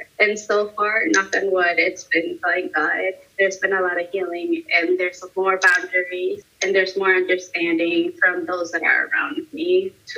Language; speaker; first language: English; early bilingual, other home language; Spanish